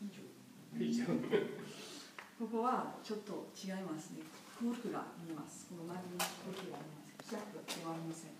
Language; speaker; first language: Japanese; non-native, learner; French